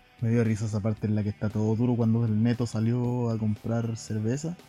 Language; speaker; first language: Spanish; native; Spanish